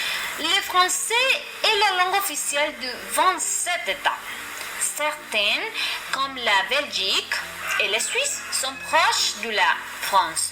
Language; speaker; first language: French; non-native, learner; Spanish